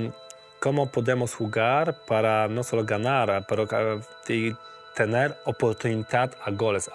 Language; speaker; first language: Spanish; non-native, learner; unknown